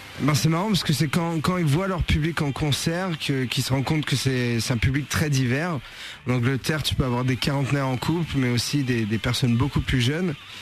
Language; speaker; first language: French; native; French